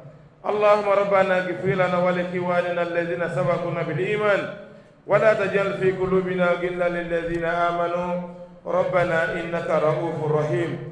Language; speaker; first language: Arabic; non-native, fluent; Yoruba